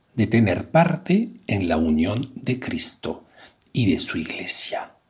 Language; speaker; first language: Spanish; non-native, fluent; French